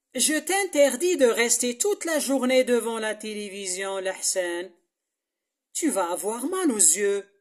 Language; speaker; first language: French; non-native, local second language; Arabic